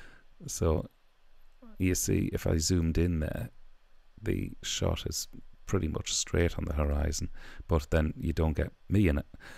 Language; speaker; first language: English; native; English